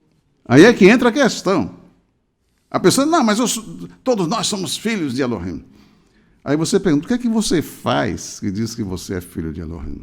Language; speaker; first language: Portuguese; native; Portuguese